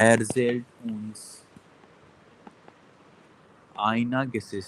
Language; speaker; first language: German; non-native, fluent; Hindi